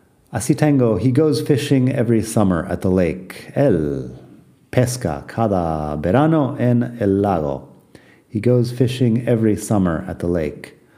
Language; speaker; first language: English; native; English